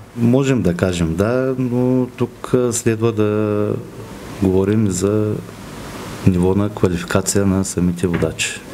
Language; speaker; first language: Bulgarian; native; Bulgarian